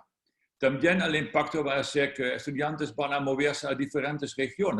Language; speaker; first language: Spanish; non-native, fluent; Dutch